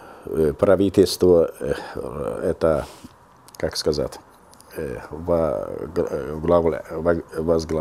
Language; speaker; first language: Russian; non-native, local second language; Azerbaijani